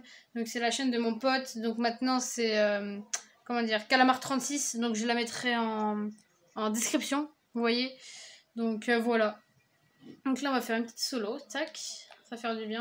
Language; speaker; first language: French; native; French